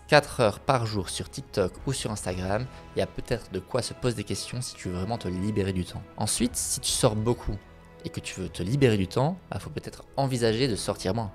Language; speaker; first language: French; native; French